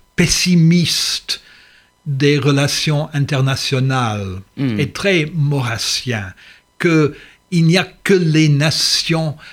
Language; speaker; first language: French; non-native, fluent; English